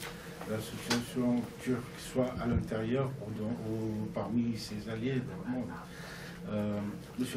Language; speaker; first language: French; non-native, fluent; Arabic